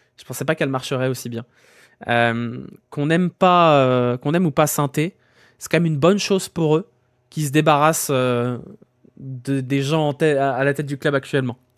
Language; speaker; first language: French; native; French